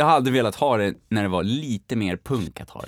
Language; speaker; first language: Swedish; native; Swedish